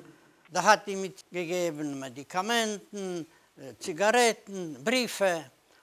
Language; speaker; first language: German; non-native, learner; Polish